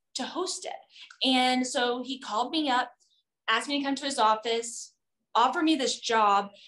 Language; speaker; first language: English; native; English